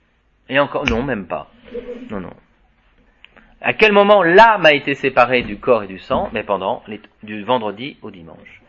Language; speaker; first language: French; native; French